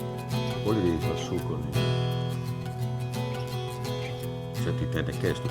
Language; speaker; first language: Italian; native; Italian